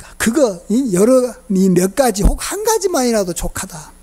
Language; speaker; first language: Korean; native; Korean